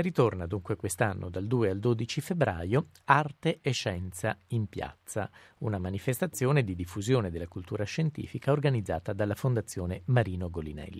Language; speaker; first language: Italian; native; Italian